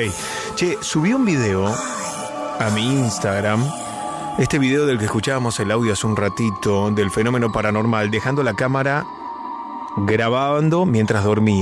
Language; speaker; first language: Spanish; native; Spanish